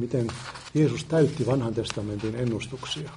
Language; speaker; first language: Finnish; native; Finnish